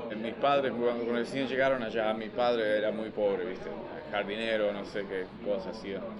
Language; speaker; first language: Spanish; early bilingual, other home language; English